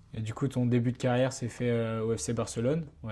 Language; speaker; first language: French; native; French